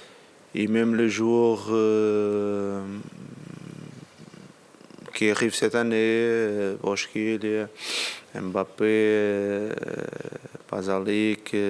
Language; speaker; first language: French; non-native, learner; Portuguese